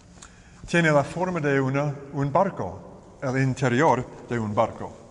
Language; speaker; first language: Spanish; non-native, learner; English